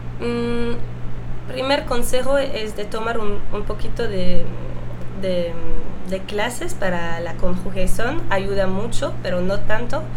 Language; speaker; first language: Spanish; non-native, fluent; French